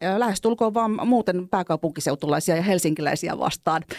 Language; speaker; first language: Finnish; native; Finnish